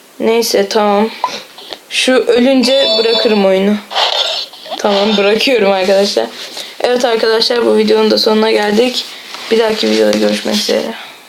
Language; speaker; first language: Turkish; native; Turkish